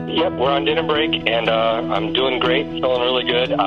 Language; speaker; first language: English; native; English